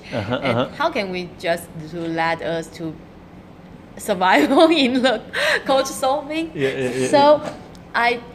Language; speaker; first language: English; non-native, learner; Chinese